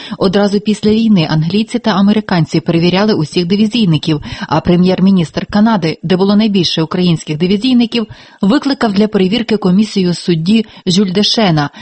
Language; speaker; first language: Ukrainian; native; Ukrainian